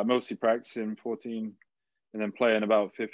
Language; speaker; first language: English; native; English